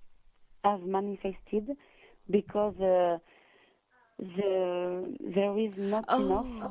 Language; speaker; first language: English; non-native, learner; French